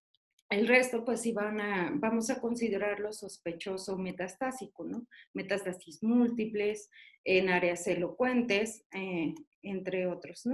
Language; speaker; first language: Spanish; native; Spanish